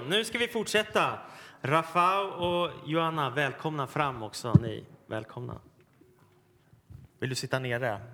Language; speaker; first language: Swedish; native; Swedish